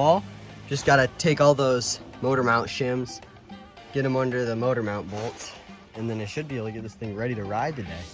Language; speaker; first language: English; native; English